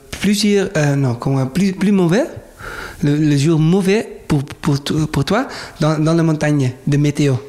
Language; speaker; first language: French; non-native, learner; Dutch